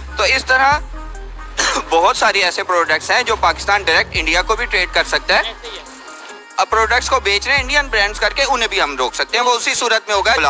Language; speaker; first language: Urdu; non-native, local second language; Punjabi